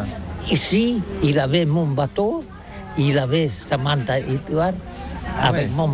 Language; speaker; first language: French; non-native, learner; Catalan